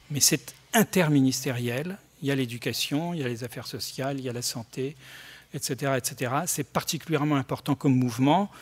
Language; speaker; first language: French; native; French